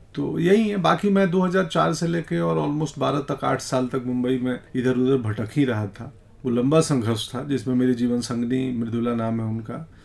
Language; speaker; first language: Hindi; native; Hindi